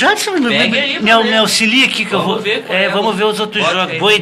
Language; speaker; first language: Portuguese; native; Portuguese